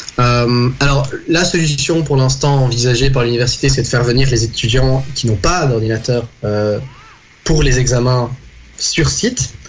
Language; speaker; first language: French; native; French